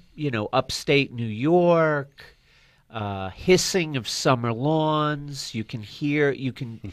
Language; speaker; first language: English; native; English